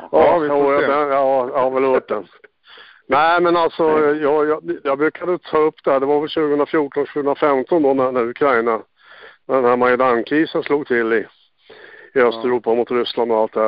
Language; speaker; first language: Swedish; native; Swedish